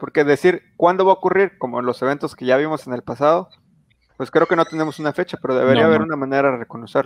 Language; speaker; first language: Spanish; native; Spanish